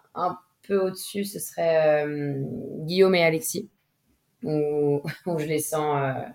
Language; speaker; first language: French; native; French